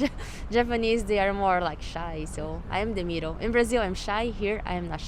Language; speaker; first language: English; non-native, fluent; Portuguese